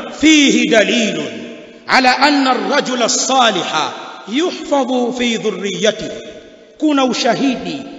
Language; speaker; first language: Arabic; non-native, fluent; Swahili